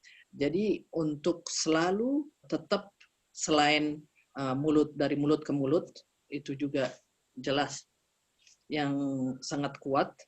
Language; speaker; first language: Indonesian; early bilingual, heritage; Indonesian